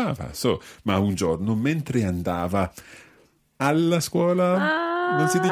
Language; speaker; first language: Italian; non-native, fluent; English